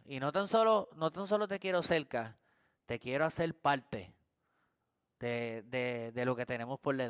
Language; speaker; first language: Spanish; native; Spanish